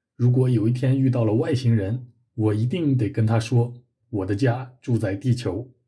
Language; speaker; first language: Chinese; native; Chinese